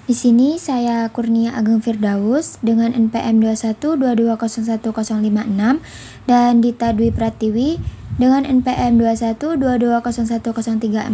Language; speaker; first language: Indonesian; native; Indonesian